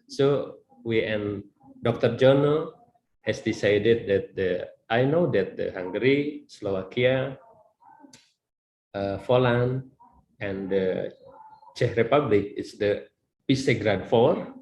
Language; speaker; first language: English; non-native, learner; Indonesian